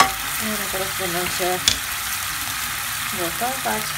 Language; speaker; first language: Polish; non-native, fluent; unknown